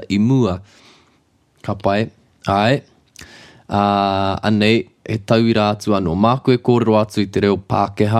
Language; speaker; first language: Māori; non-native, local second language; English